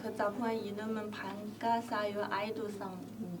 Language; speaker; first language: Korean; non-native, learner; Chinese